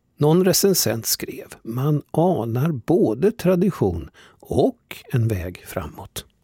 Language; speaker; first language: Swedish; native; Swedish